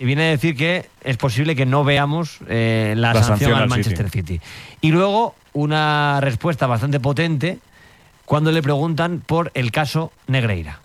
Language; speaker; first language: Spanish; native; Spanish